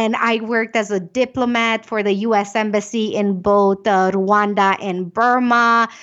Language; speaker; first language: English; non-native, fluent; Romanian